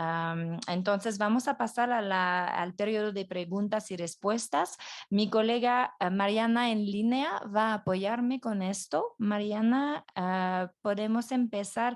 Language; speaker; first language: Spanish; non-native, fluent; French